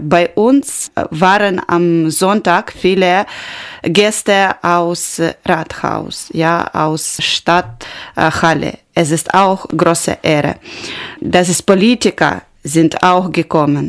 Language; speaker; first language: German; non-native, learner; Ukrainian